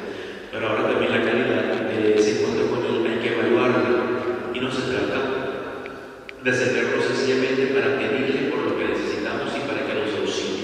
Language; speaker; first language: Spanish; native; Spanish